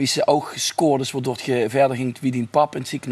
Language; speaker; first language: Dutch; native; Dutch